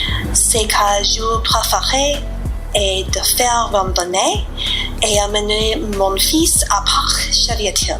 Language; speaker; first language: French; non-native, learner; English